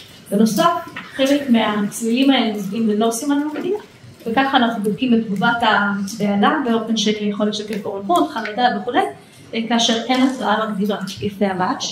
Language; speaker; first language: Hebrew; native; Hebrew